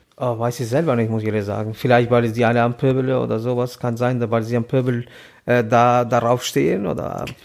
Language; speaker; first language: German; non-native, fluent; Albanian